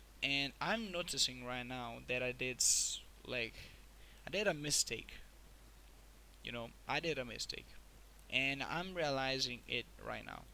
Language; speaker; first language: English; non-native, fluent; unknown